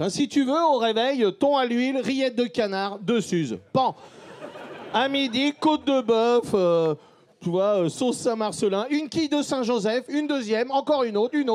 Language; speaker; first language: French; native; French